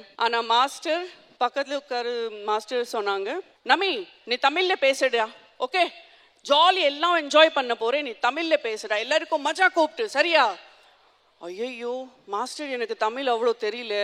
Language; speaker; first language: Tamil; non-native, local second language; Gujarati